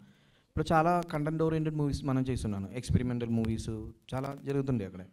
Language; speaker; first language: Telugu; non-native, learner; Malayalam